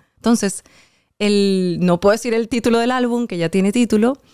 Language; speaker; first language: Spanish; native; Spanish